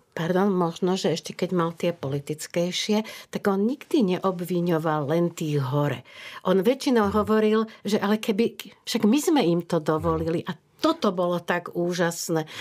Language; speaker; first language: Slovak; native; Slovak